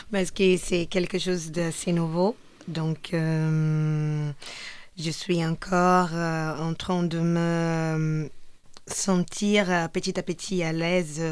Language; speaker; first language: French; non-native, fluent; Portuguese